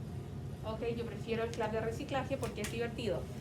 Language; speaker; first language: Spanish; non-native, fluent; English